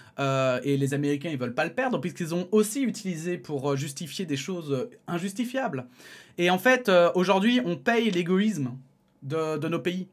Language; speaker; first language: French; native; French